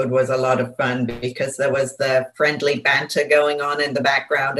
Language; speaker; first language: English; native; English